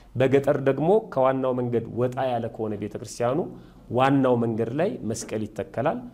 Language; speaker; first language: Amharic; native; Amharic